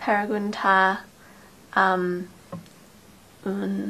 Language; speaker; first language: Spanish; non-native, learner; English